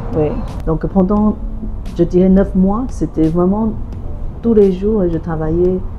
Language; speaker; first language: French; non-native, fluent; Chinese